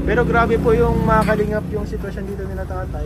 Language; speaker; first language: Filipino; native; Filipino